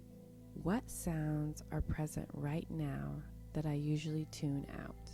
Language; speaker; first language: English; native; English